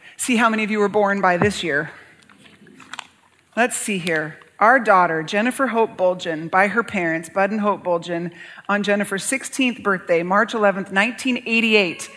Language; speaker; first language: English; native; English